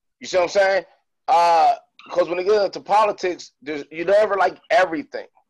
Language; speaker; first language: English; native; English